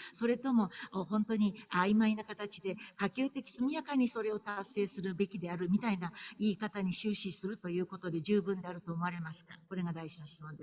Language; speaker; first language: Japanese; native; Japanese